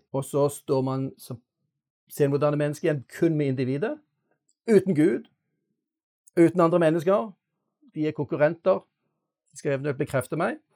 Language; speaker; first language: Norwegian; native; Norwegian